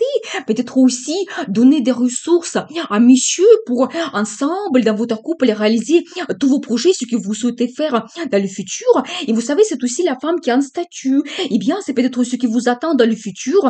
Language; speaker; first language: French; non-native, fluent; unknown